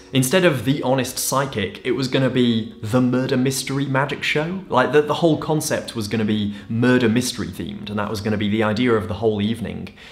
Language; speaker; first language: English; native; English